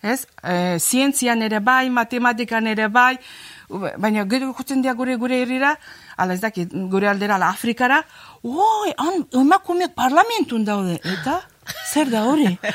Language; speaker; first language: Basque; non-native, fluent; Azerbaijani